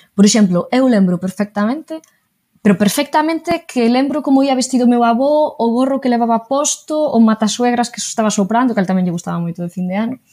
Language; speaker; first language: Galician; native; Galician